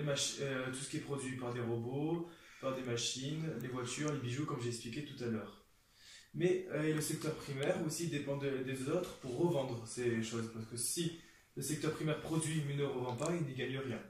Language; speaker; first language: French; native; French